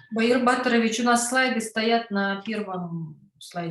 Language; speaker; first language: Russian; native; Russian